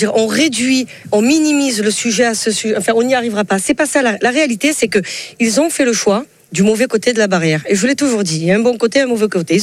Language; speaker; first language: French; native; French